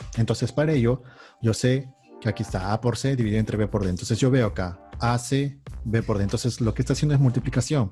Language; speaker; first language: Spanish; native; Spanish